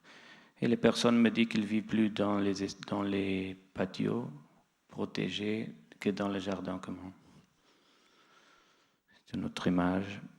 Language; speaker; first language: French; non-native, fluent; Portuguese